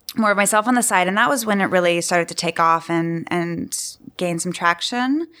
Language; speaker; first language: English; native; English